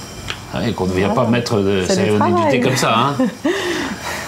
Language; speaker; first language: French; native; French